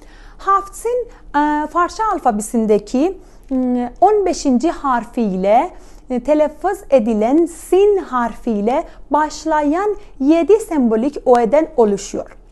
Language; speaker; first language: Turkish; non-native, fluent; Persian